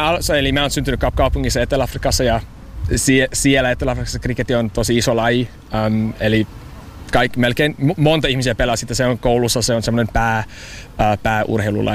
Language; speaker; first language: Finnish; non-native, learner; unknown